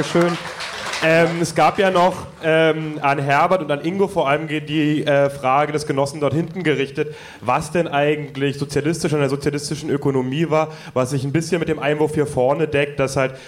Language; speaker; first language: German; native; German